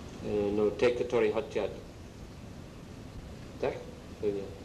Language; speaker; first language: Russian; non-native, learner; English